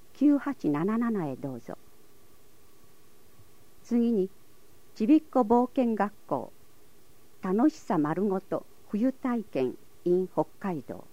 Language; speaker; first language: Japanese; native; Japanese